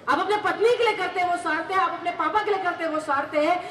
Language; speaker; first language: Hindi; non-native, local second language; Marathi